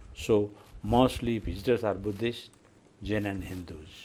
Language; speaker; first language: English; non-native, local second language; Nepali